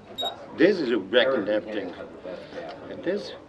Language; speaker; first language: English; non-native, learner; Italian